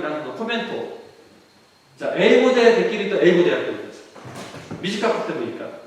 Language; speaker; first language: Japanese; non-native, fluent; Korean